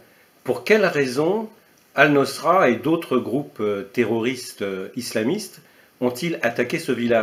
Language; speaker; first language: French; native; French